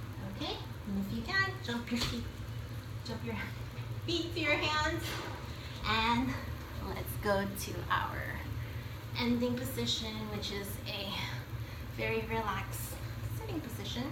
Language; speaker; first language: English; native; English